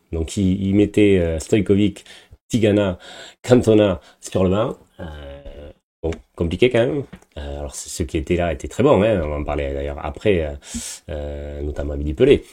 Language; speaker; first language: French; native; French